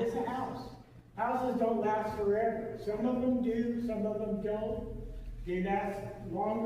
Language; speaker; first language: English; native; English